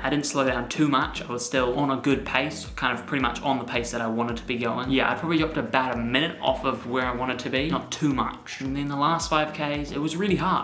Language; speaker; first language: English; native; English